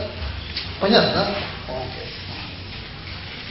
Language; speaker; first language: Russian; non-native, learner; Tibetan